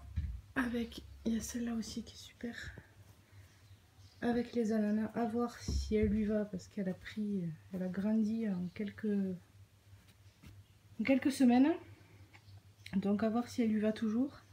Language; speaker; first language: French; native; French